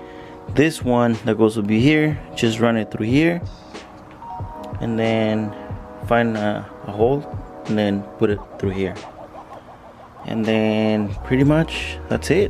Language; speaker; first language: English; native; English